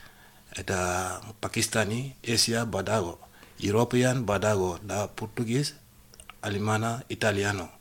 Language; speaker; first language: Basque; non-native, learner; Wolof